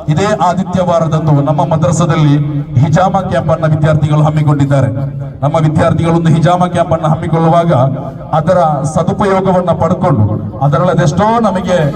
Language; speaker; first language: Kannada; non-native, local second language; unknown